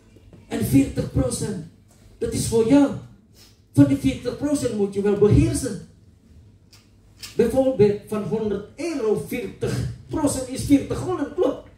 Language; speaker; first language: Dutch; non-native, learner; Indonesian